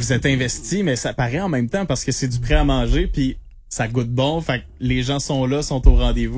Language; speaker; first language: French; native; French